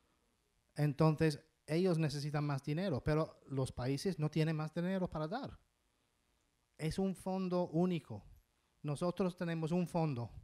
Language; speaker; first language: Spanish; non-native, fluent; English